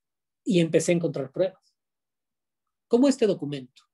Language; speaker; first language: Spanish; native; Spanish